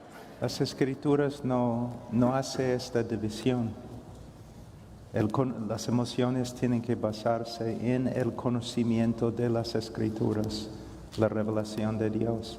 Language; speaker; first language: Spanish; non-native, fluent; English